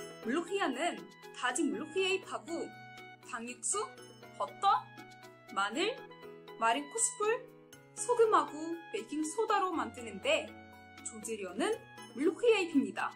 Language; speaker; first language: Korean; non-native, learner; Arabic